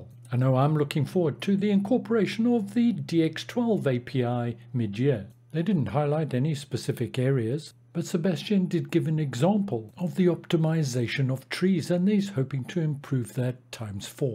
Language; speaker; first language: English; native; English